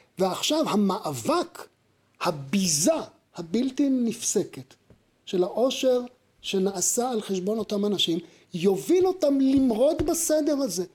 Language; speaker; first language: Hebrew; native; Hebrew